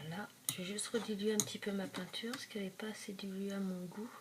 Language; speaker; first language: French; native; French